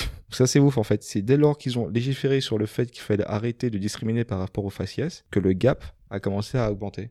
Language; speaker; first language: French; non-native, fluent; Swedish